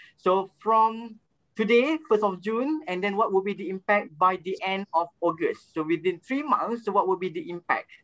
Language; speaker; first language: English; non-native, local second language; Malay